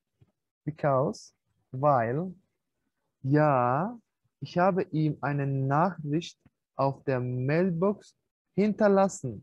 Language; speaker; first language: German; non-native, fluent; Turkish